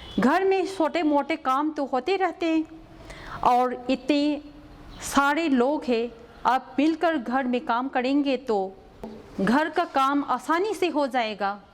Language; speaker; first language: Hindi; non-native, local second language; Manipuri